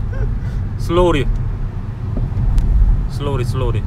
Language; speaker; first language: English; non-native, learner; Korean